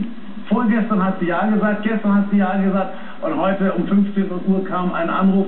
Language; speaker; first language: German; native; German